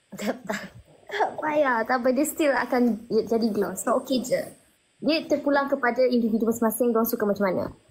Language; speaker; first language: Malay; native; Malay